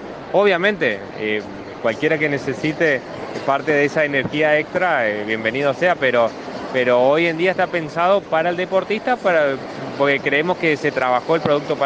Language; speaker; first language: Spanish; native; Spanish